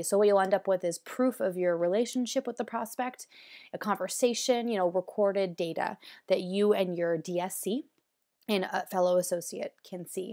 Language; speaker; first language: English; native; English